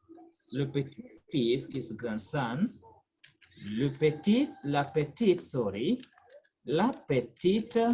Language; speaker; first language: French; non-native, fluent; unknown